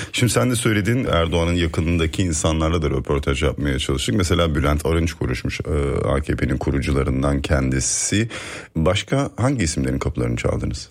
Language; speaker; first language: Turkish; early bilingual, heritage; Turkish